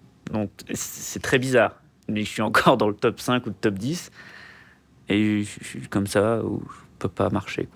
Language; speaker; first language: French; native; French